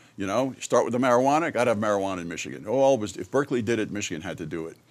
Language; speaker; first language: English; native; English